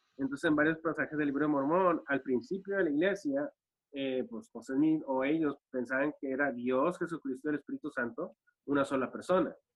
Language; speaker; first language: Spanish; native; Spanish